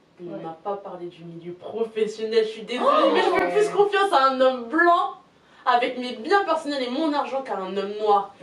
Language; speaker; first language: French; native; French